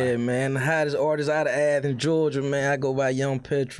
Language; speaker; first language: English; native; English